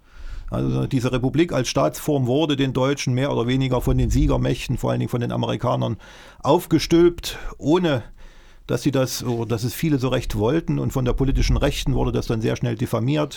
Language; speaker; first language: German; native; German